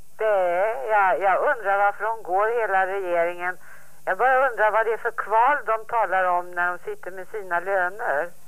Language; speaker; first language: Swedish; native; Swedish